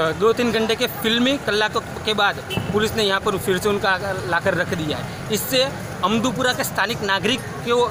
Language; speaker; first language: Hindi; non-native, local second language; Gujarati